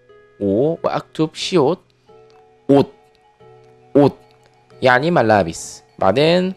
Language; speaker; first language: Arabic; non-native, fluent; Korean